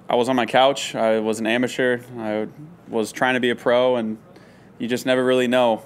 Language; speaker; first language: English; native; English